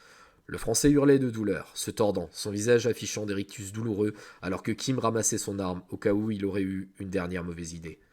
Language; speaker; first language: French; native; French